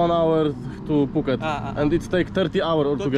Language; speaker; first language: English; non-native, learner; Polish